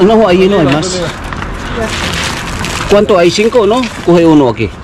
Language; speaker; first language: Spanish; non-native, learner; Filipino